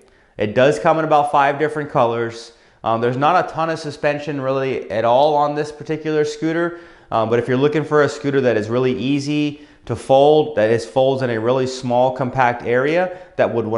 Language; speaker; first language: English; native; English